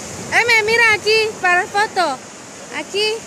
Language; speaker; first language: Spanish; non-native, learner; Filipino